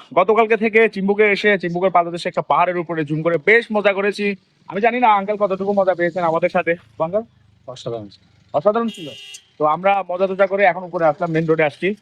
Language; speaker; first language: Bangla; native; Bangla